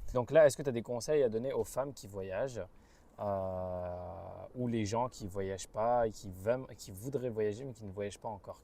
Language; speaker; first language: French; native; French